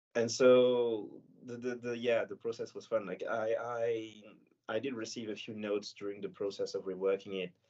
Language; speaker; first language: English; non-native, fluent; French